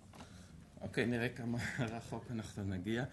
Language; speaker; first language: Hebrew; non-native, fluent; Dutch